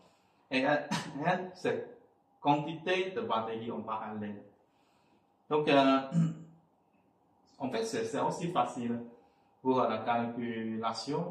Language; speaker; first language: French; non-native, fluent; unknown